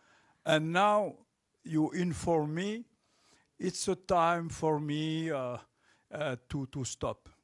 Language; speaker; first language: English; non-native, local second language; French